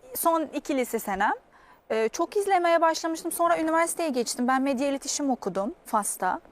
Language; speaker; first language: Turkish; non-native, fluent; Arabic